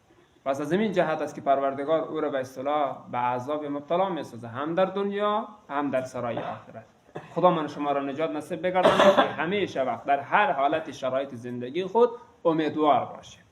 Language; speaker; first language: Persian; native; Persian